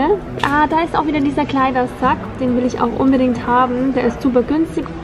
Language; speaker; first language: German; native; German